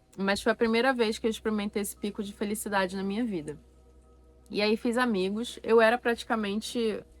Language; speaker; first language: Portuguese; native; Portuguese